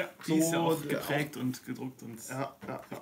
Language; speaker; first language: German; native; German